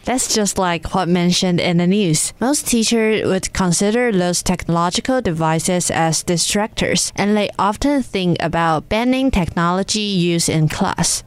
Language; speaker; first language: English; non-native, fluent; Chinese